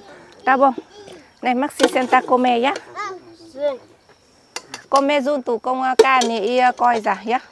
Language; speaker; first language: Portuguese; non-native, learner; Vietnamese